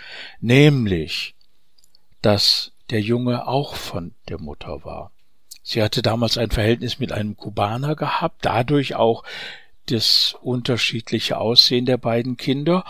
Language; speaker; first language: German; native; German